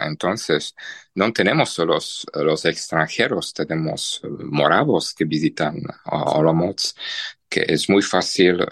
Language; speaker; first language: Spanish; non-native, fluent; Czech